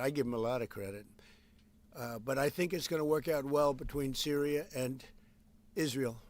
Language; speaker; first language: English; native; English